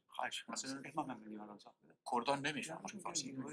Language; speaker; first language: Persian; non-native, learner; Kurdish